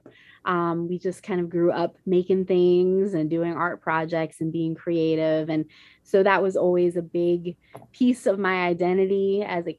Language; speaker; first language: English; native; English